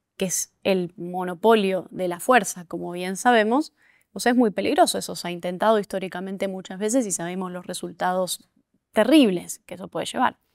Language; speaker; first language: Spanish; native; Spanish